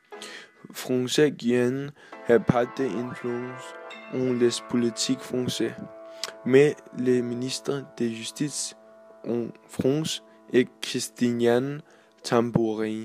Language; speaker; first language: French; non-native, learner; Danish